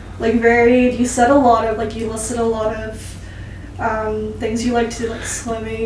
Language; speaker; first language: English; early bilingual, other home language; Korean